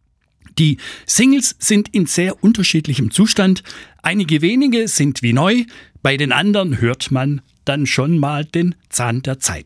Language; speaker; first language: German; native; German